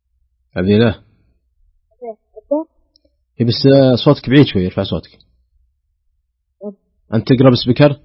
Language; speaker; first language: Arabic; native; Arabic